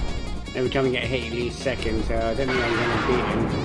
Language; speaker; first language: English; native; English